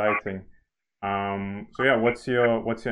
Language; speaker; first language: English; non-native, fluent; Lithuanian